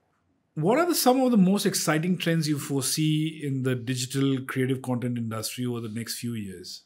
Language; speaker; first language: English; non-native, local second language; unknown